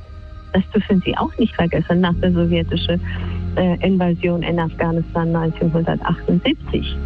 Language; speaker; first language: German; non-native, fluent; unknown